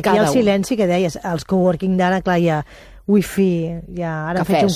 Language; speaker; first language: Catalan; native; Catalan